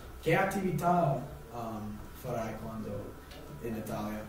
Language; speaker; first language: Italian; non-native, learner; English